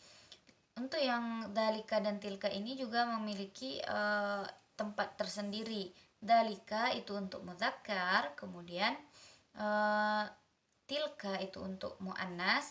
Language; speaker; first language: Indonesian; native; Indonesian